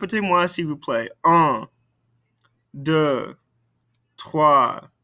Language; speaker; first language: French; non-native, fluent; English